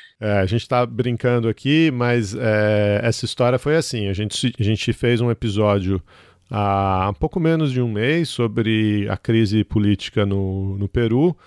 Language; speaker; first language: Portuguese; native; Portuguese